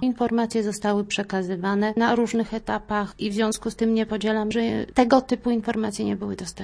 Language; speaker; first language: Polish; native; Polish